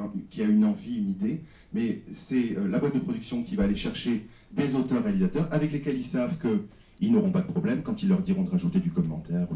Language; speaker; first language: French; native; French